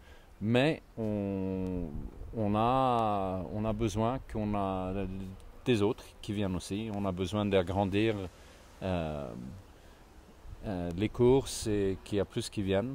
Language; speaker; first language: French; non-native, fluent; Swedish